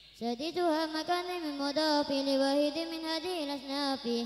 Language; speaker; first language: Arabic; non-native, learner; Indonesian